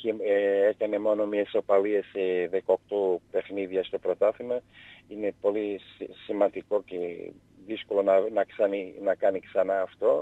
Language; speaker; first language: Greek; non-native, learner; Portuguese